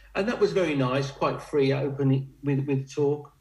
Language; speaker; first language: English; native; English